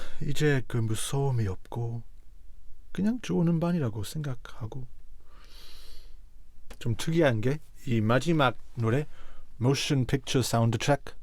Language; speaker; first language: Korean; non-native, fluent; English